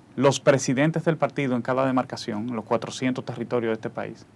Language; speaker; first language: Spanish; native; Spanish